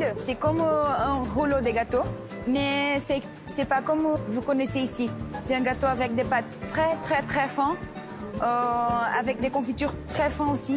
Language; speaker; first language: French; non-native, learner; Portuguese